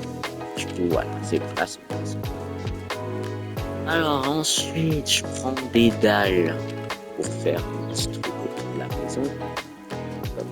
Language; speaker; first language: French; native; French